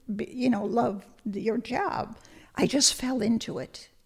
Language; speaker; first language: English; early bilingual, other home language; Lithuanian